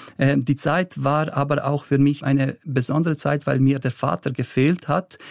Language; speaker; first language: German; early bilingual, other home language; Bosnian